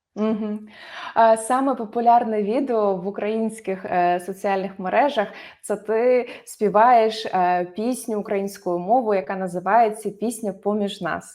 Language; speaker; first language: Ukrainian; native; Ukrainian